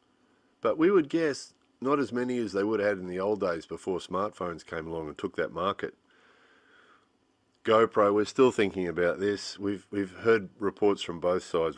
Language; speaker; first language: English; native; English